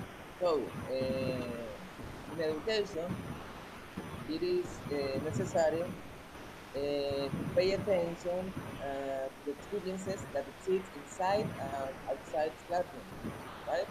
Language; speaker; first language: English; non-native, fluent; Spanish